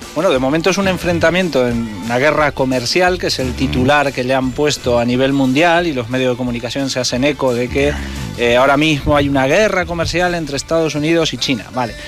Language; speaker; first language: Spanish; native; Spanish